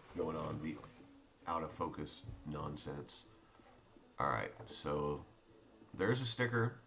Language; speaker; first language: English; native; English